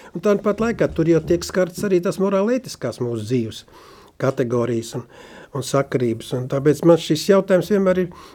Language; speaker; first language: Latvian; native; Latvian